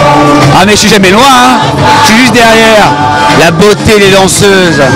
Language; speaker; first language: French; native; French